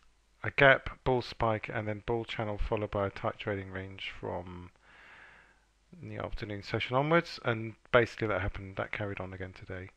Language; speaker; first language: English; native; English